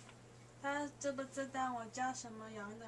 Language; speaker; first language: Chinese; non-native, learner; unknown